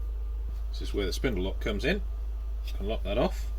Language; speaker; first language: English; native; English